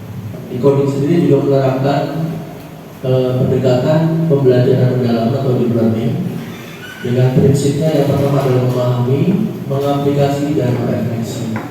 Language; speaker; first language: Indonesian; native; Indonesian